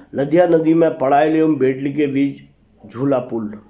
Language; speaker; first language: Hindi; native; Hindi